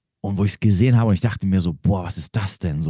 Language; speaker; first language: German; native; German